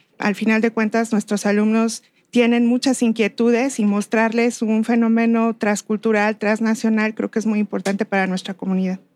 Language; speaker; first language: Spanish; native; Spanish